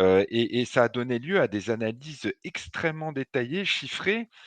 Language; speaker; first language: French; native; French